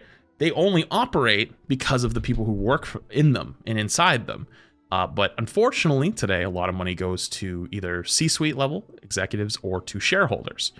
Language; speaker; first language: English; native; English